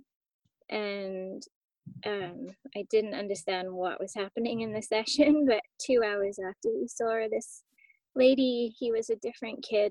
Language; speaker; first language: English; native; English